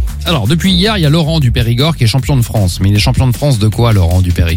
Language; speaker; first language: French; native; French